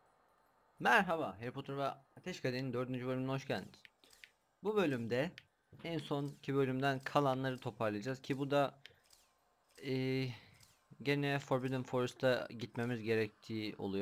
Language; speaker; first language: Turkish; native; Turkish